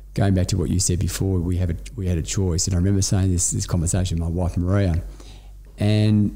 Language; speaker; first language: English; native; English